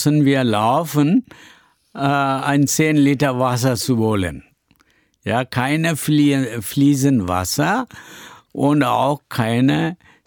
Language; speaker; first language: German; non-native, learner; Tamil